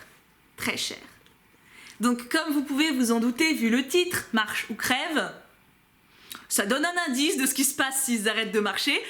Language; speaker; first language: French; native; French